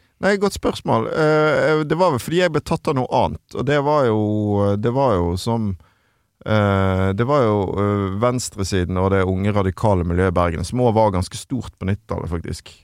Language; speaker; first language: Norwegian; native; Norwegian